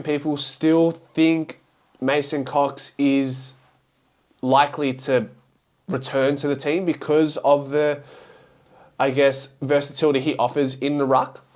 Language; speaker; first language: English; native; English